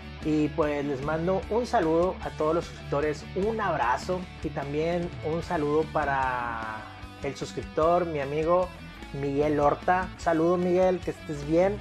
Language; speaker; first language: Spanish; native; Spanish